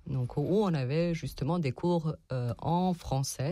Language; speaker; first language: French; non-native, fluent; Serbian